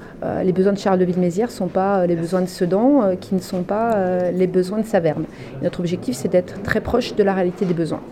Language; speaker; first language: French; native; French